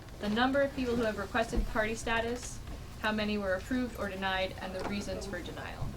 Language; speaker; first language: English; native; English